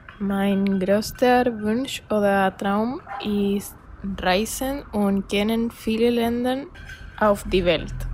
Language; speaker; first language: German; non-native, learner; Spanish